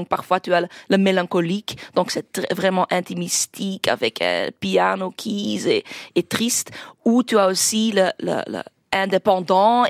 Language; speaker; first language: French; non-native, local second language; Dutch